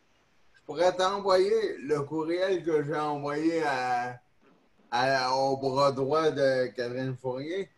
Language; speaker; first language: French; native; French